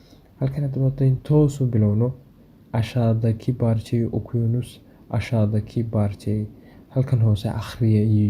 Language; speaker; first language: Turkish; non-native, fluent; Somali